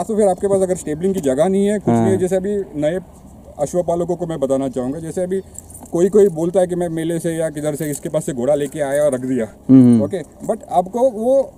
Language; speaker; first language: Hindi; non-native, local second language; Marathi